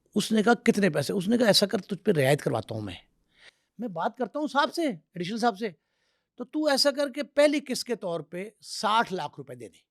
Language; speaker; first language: Urdu; non-native, local second language; Punjabi